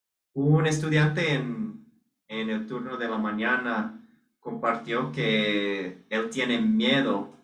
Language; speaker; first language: Spanish; non-native, fluent; English